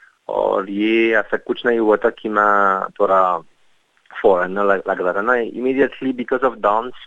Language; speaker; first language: Hindi; non-native, fluent; French